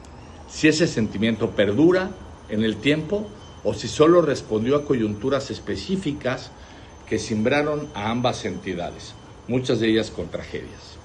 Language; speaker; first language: Spanish; native; Spanish